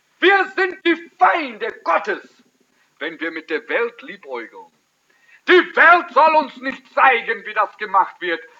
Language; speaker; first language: German; early bilingual, heritage; German